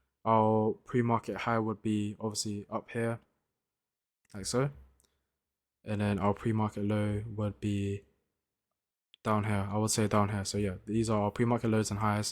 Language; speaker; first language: English; native; English